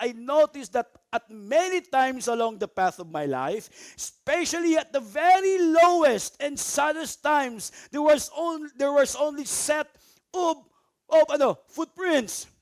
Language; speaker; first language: English; non-native, local second language; Filipino